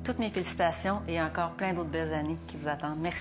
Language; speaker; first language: French; native; French